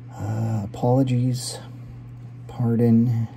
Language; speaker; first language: English; native; English